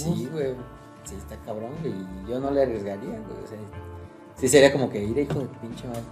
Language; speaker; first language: Spanish; native; Spanish